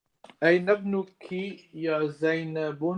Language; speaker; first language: Arabic; non-native, learner; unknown